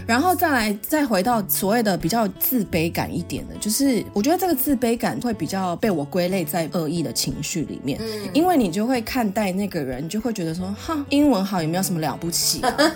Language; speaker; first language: Chinese; native; Chinese